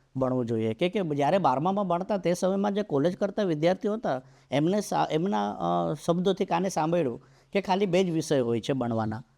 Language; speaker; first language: Gujarati; non-native, local second language; Vasavi